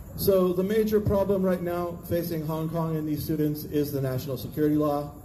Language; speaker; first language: English; native; English